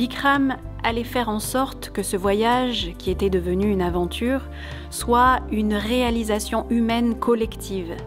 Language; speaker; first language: French; native; French